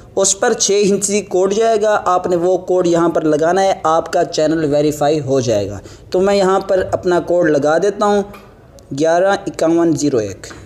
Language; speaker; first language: Urdu; non-native, local second language; Punjabi